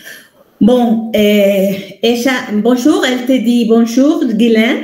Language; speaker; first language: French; non-native, fluent; Spanish